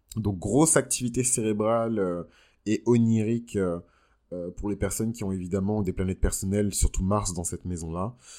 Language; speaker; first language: French; native; French